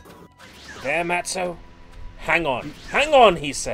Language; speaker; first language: English; native; English